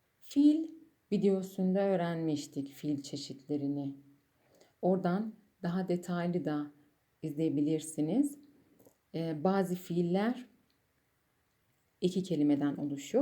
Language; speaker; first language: Turkish; non-native, fluent; Persian